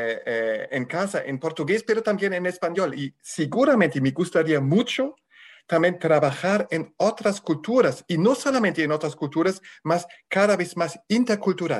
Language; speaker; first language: Spanish; non-native, fluent; German